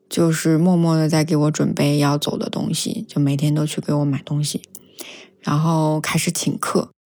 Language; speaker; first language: Chinese; native; Chinese